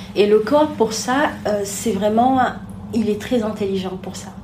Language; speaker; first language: French; non-native, local second language; Wolof